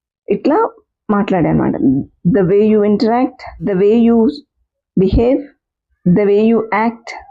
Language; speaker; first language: English; non-native, local second language; Telugu